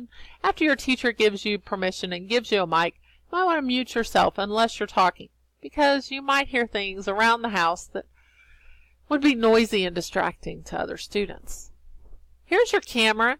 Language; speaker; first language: English; native; English